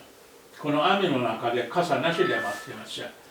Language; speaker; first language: Japanese; non-native, fluent; Arabic